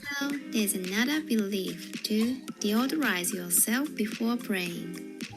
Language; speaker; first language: English; non-native, learner; Japanese